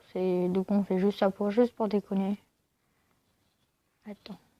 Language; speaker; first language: French; native; French